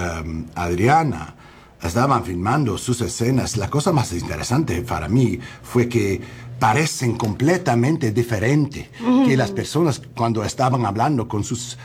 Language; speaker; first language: Spanish; non-native, learner; English